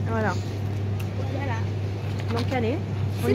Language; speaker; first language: French; native; French